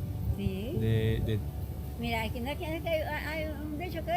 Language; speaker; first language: Spanish; native; Spanish